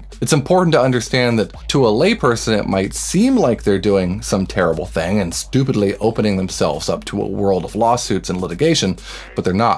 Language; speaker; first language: English; native; English